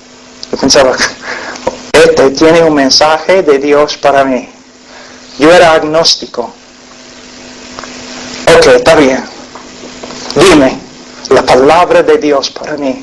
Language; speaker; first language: Spanish; non-native, fluent; English